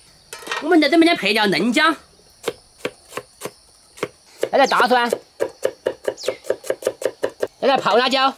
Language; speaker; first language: Chinese; native; Chinese